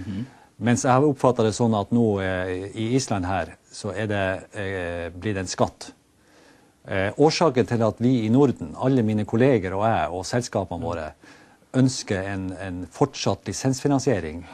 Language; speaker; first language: Norwegian; native; Norwegian